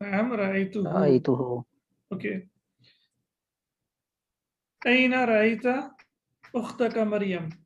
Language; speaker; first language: Arabic; non-native, fluent; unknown